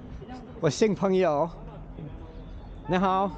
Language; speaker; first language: Chinese; non-native, learner; English